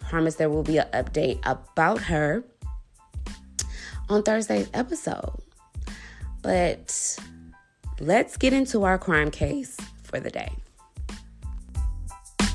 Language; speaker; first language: English; native; English